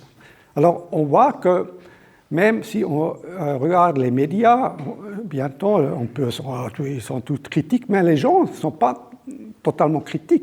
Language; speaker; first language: French; non-native, local second language; German